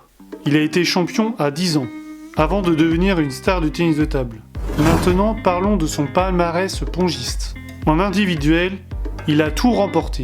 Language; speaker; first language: French; native; French